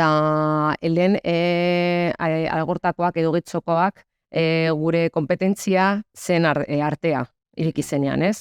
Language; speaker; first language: Basque; non-native, local second language; Spanish